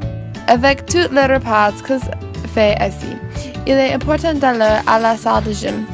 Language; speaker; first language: French; non-native, learner; English